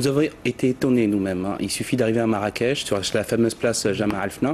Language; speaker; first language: French; native; French